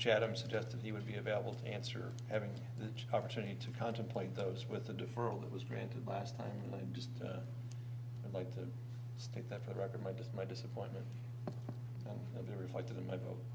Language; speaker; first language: English; native; English